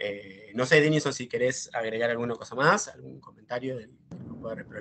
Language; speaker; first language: Spanish; native; Spanish